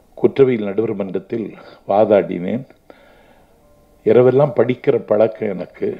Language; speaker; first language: Tamil; native; Tamil